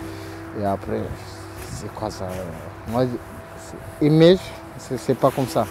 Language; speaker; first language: French; non-native, learner; Oromo